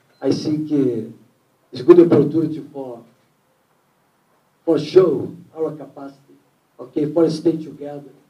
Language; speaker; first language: English; non-native, learner; Portuguese